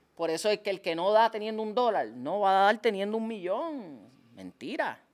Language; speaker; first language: Spanish; native; Spanish